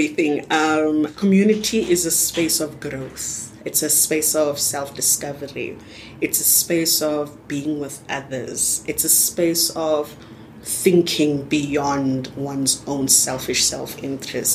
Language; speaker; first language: English; non-native, local second language; Tswana